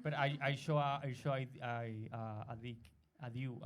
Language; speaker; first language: Catalan; non-native, learner; Spanish